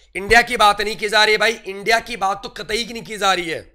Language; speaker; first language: Hindi; native; Hindi